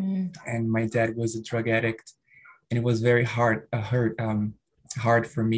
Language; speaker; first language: English; non-native, fluent; Portuguese